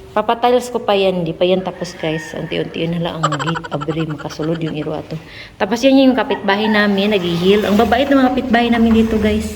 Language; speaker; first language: Filipino; non-native, local second language; Cebuano